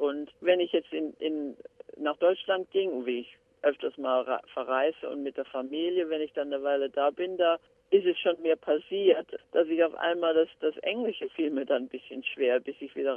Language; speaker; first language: German; early bilingual, heritage; German